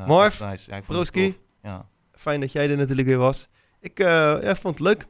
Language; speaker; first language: Dutch; native; Dutch